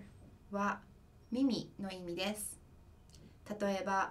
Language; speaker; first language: Japanese; non-native, fluent; English